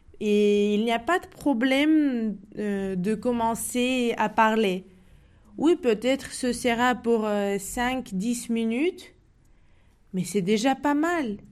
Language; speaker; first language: French; non-native, learner; Russian